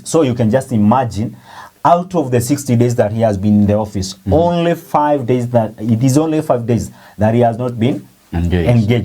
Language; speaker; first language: English; non-native, local second language; Swahili